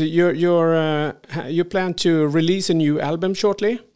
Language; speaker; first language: English; non-native, fluent; Swedish